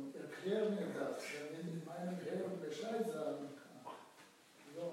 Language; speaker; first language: German; non-native, fluent; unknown